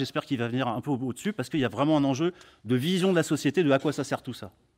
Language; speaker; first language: French; native; French